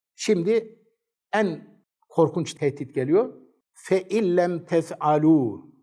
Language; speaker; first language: Turkish; native; Turkish